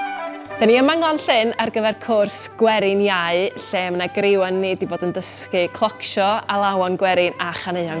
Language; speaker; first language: Welsh; native; Welsh